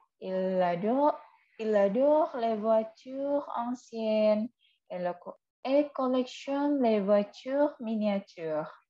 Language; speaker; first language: French; non-native, fluent; Indonesian